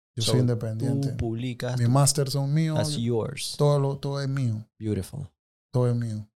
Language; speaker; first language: Spanish; native; Spanish